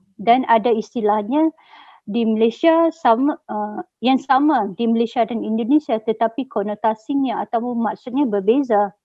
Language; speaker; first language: Malay; native; Malay